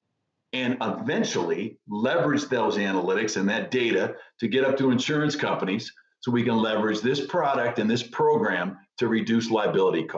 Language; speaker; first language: English; native; English